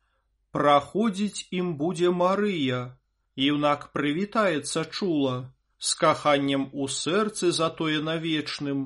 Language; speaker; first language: Belarusian; native; Belarusian